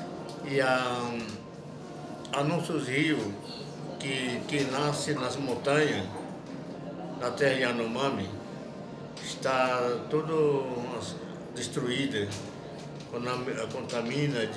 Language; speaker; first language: Portuguese; non-native, local second language; Yanomámi